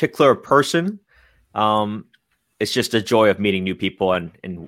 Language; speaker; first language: English; native; English